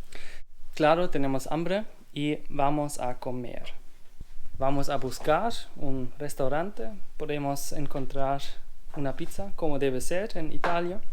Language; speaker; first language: Spanish; non-native, learner; German